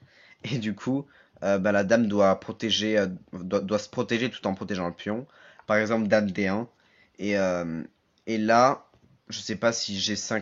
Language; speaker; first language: French; native; French